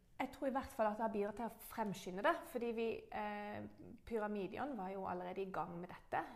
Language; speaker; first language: Norwegian; native; Norwegian